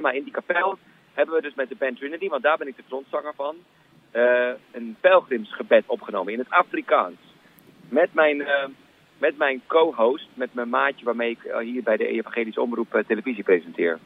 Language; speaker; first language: Dutch; native; Dutch